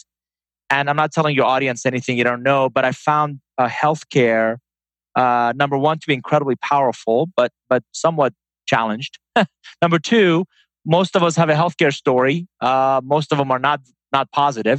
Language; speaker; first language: English; non-native, fluent; Persian